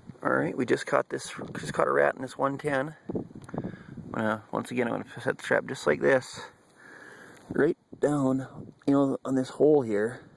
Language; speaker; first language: English; native; English